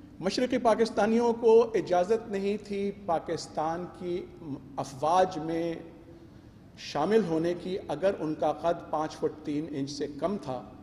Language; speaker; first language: Urdu; native; Urdu